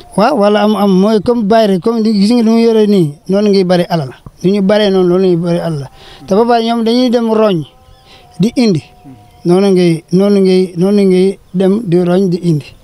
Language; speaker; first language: Wolof; non-native, fluent; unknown